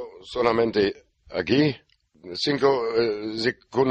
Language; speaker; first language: Spanish; non-native, learner; German